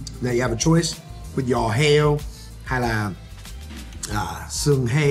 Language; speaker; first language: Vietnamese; non-native, fluent; English